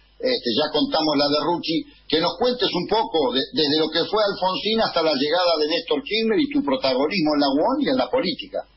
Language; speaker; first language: Spanish; native; Spanish